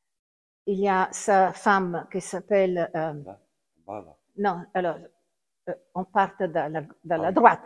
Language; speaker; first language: French; non-native, fluent; Italian